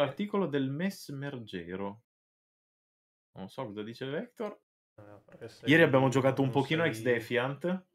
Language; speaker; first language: Italian; native; Italian